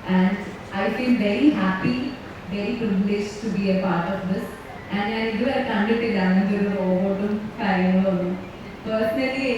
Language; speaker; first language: Malayalam; native; Malayalam